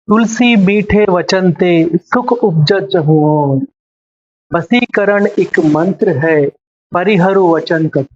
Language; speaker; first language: Hindi; non-native, local second language; Telugu